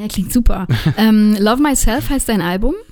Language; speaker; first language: German; native; German